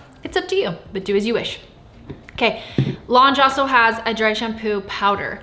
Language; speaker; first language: English; native; English